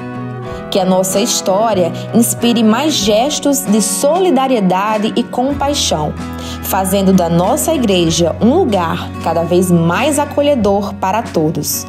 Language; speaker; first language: Portuguese; native; Portuguese